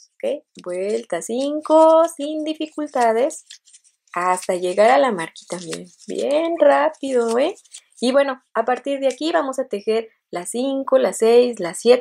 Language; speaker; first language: Spanish; native; Spanish